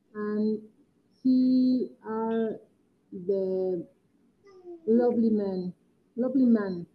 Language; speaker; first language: English; non-native, learner; Spanish